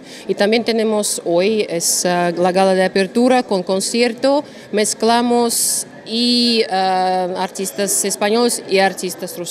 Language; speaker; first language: Spanish; non-native, fluent; Russian